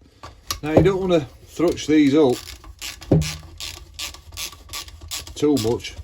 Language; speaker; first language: English; native; English